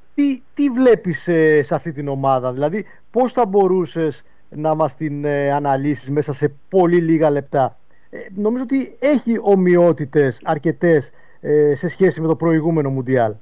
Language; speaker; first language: Greek; native; Greek